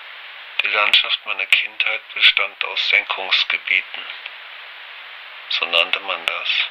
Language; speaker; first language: German; native; German